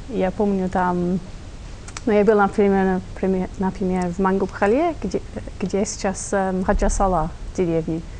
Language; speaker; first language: Russian; non-native, fluent; English